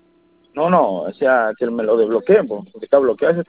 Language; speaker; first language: Spanish; native; Spanish